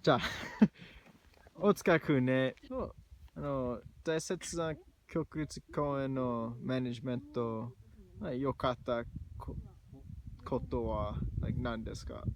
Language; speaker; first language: Japanese; non-native, learner; English